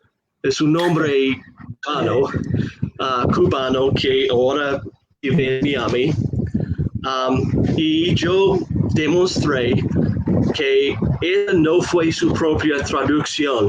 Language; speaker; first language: Spanish; non-native, fluent; English